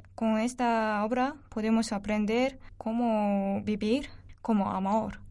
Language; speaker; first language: Spanish; non-native, learner; Japanese